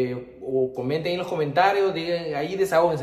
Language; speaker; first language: Spanish; native; Spanish